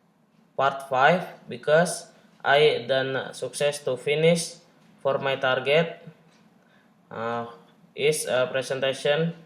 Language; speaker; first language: English; non-native, learner; Indonesian